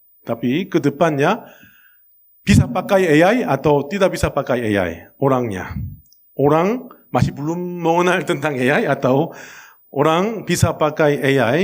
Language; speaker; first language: Indonesian; non-native, fluent; Korean